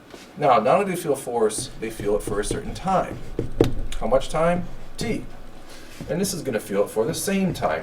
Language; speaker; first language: English; native; English